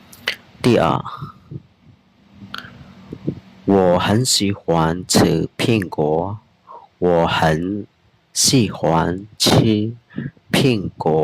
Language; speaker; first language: Chinese; non-native, fluent; Khmer